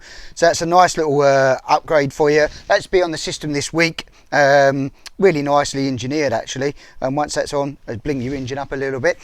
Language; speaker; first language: English; native; English